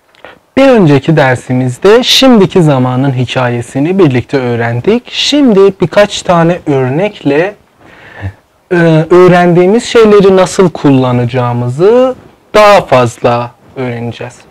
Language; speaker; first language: Turkish; non-native, fluent; Persian